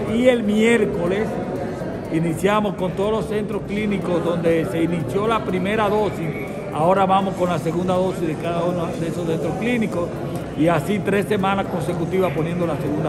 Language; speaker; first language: Spanish; native; Spanish